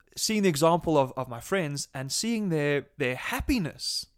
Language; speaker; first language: English; native; English